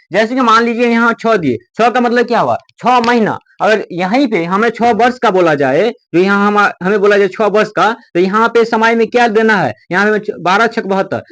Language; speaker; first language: Hindi; native; Hindi